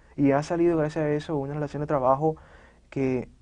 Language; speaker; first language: Spanish; native; Spanish